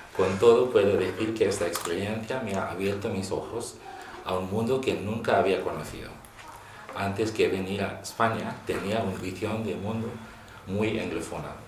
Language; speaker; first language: Spanish; non-native, fluent; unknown